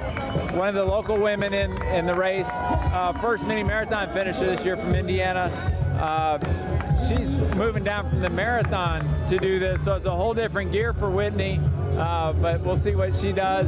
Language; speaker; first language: English; native; English